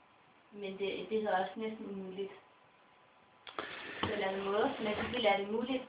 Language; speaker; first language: Danish; non-native, local second language; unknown